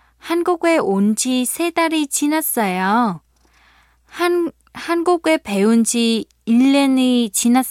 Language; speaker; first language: Korean; non-native, fluent; Vietnamese